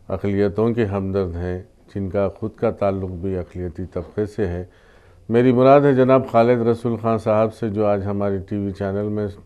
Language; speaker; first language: Hindi; non-native, local second language; Urdu